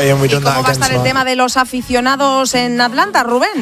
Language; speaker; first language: Spanish; native; Spanish